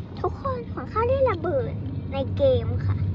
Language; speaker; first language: Thai; native; Thai